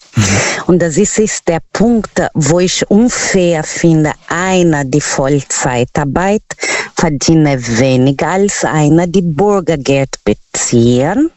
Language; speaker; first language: German; non-native, fluent; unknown